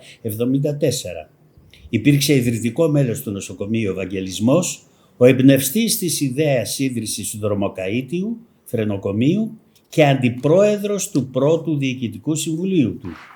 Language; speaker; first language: Greek; native; Greek